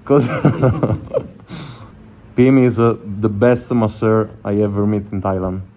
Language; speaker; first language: English; non-native, learner; Italian